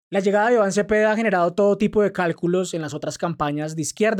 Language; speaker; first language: Spanish; native; Spanish